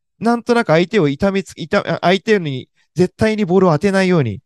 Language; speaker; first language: Japanese; native; Japanese